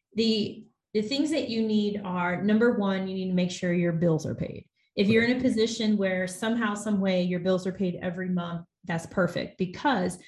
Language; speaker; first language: English; native; English